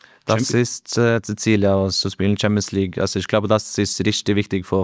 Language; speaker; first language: German; non-native, learner; Norwegian